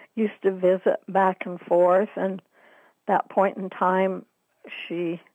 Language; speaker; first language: English; native; English